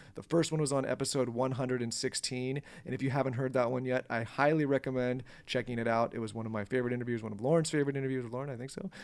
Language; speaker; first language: English; native; English